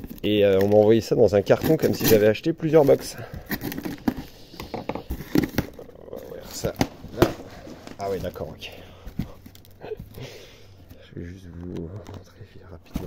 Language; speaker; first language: French; native; French